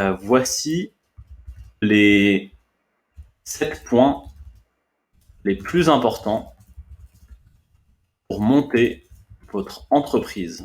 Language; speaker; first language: French; native; French